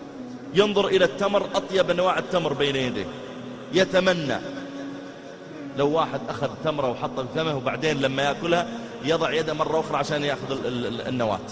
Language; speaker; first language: Arabic; native; Arabic